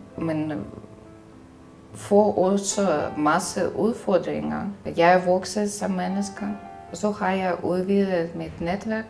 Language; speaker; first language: Danish; non-native, fluent; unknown